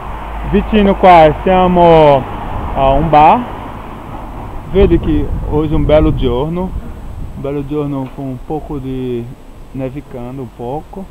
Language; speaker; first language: Italian; non-native, learner; Portuguese